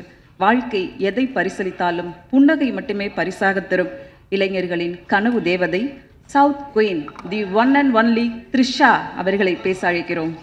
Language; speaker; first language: Tamil; native; Tamil